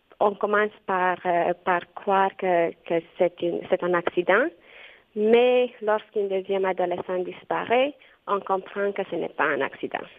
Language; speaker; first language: French; non-native, fluent; Romanian